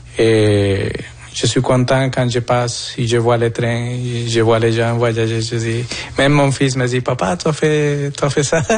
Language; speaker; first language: French; non-native, fluent; Spanish